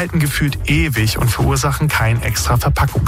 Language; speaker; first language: German; native; German